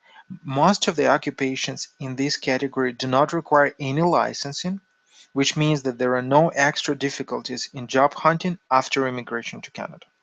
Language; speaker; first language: English; non-native, fluent; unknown